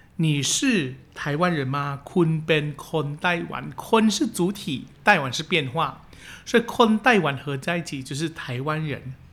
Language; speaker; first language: Chinese; early bilingual, heritage; Chinese